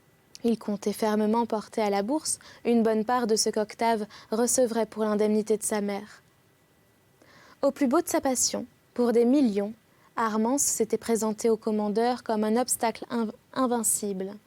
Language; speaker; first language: French; native; French